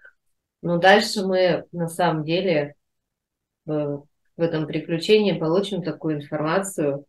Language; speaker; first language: Russian; native; Russian